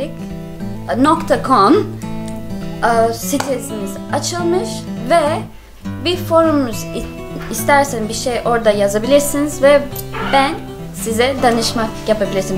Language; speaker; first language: Turkish; non-native, learner; English